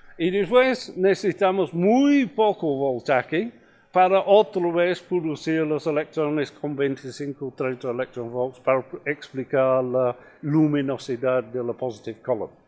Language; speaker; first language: Spanish; non-native, fluent; English